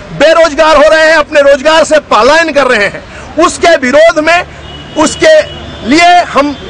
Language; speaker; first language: Hindi; native; Hindi